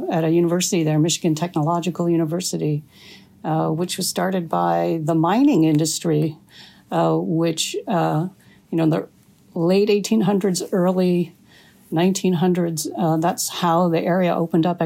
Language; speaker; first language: English; native; English